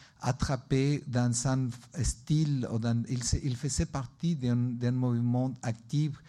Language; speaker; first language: French; non-native, learner; Spanish